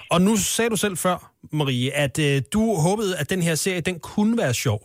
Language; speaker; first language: Danish; native; Danish